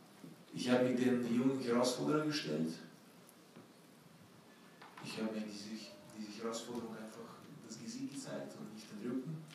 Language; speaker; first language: German; non-native, fluent; Ukrainian